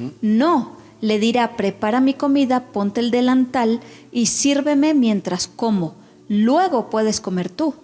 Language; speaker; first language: Spanish; native; Spanish